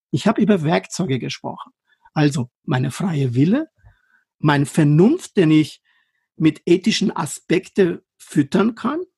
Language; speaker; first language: German; non-native, fluent; Persian